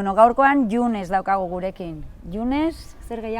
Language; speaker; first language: Basque; native; Basque